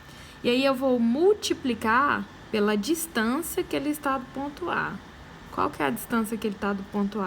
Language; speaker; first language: Portuguese; native; Portuguese